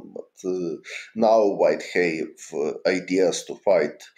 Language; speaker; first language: English; non-native, fluent; Ukrainian